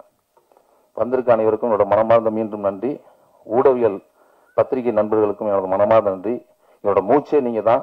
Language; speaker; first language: Tamil; native; Tamil